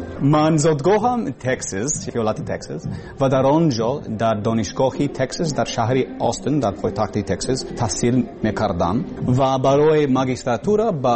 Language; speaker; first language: Persian; non-native, learner; English